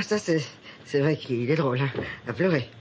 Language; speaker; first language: French; native; French